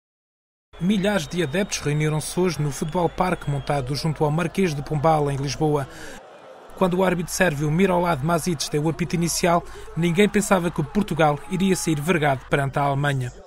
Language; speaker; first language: Portuguese; native; Portuguese